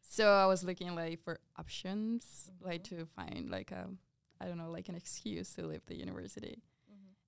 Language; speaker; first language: English; non-native, fluent; Spanish